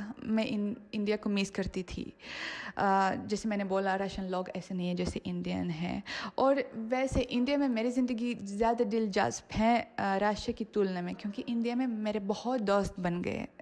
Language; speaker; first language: Hindi; non-native, fluent; Russian